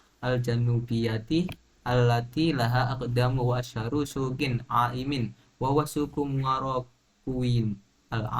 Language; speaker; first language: Arabic; non-native, learner; Indonesian